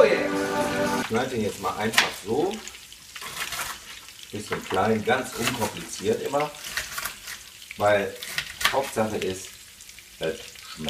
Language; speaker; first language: German; early bilingual, other home language; Italian